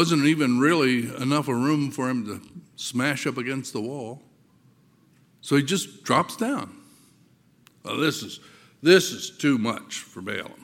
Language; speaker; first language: English; native; English